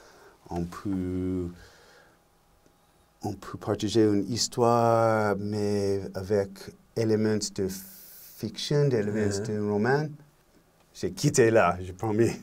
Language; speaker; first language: French; non-native, learner; English